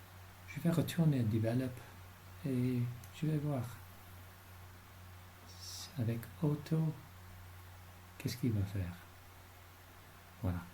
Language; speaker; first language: French; non-native, fluent; English